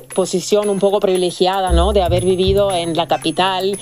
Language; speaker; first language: Spanish; non-native, fluent; Serbian